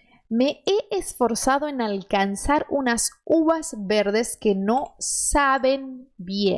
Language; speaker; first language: Spanish; non-native, fluent; Portuguese